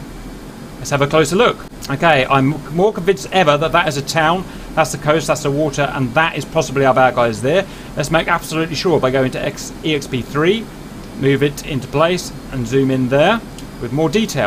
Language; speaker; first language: English; native; English